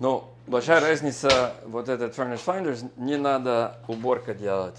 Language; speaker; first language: Russian; non-native, learner; English